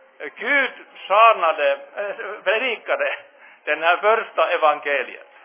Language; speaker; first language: Swedish; non-native, fluent; Finnish